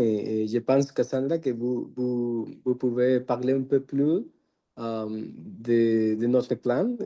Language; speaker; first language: French; non-native, learner; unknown